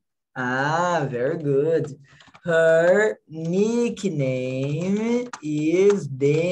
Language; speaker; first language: English; non-native, learner; Portuguese